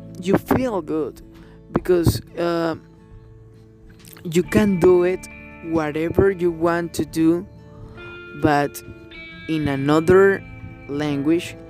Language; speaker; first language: English; non-native, learner; Spanish